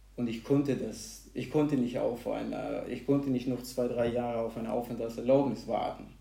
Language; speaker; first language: German; non-native, fluent; Persian